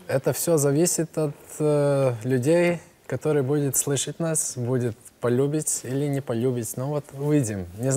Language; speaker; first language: Russian; non-native, local second language; Latvian